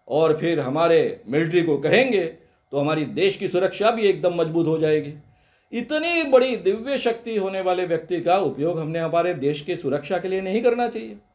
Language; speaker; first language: Hindi; non-native, local second language; Marathi